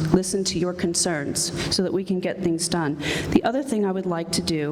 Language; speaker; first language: English; native; English